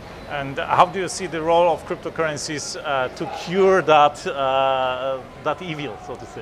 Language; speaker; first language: English; non-native, fluent; Polish